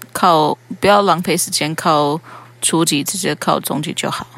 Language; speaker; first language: Chinese; non-native, fluent; English